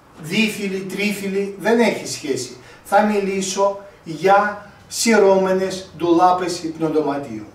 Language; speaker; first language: Greek; non-native, fluent; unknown